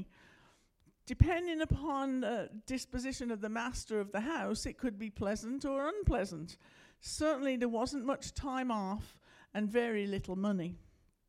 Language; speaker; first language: English; native; English